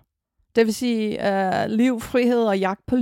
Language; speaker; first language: Danish; non-native, fluent; English